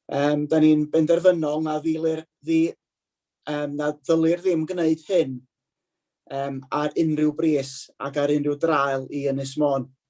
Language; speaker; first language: Welsh; native; Welsh